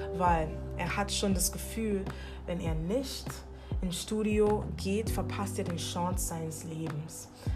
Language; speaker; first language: German; non-native, fluent; English